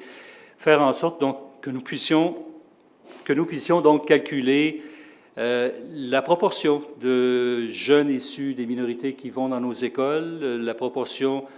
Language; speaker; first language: French; native; French